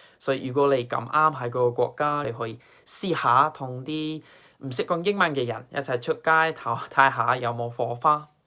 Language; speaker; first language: Cantonese; non-native, fluent; English